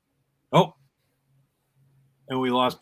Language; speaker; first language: English; native; English